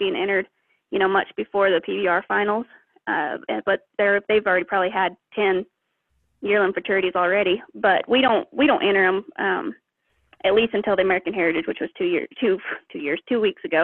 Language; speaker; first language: English; native; English